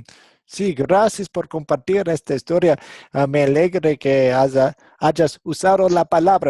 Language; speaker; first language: Spanish; non-native, fluent; English